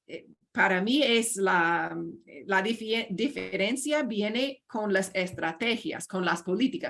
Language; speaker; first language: Spanish; non-native, fluent; English